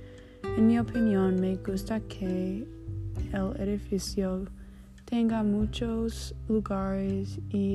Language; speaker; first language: Spanish; non-native, learner; English